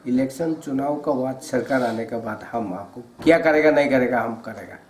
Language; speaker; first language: Hindi; non-native, local second language; Bangla